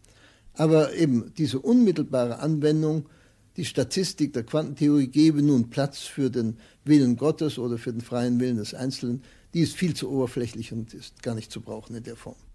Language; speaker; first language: German; native; German